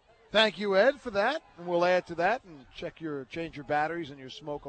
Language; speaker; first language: English; native; English